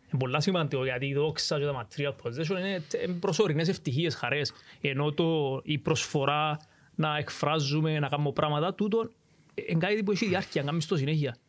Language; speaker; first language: Greek; native; Greek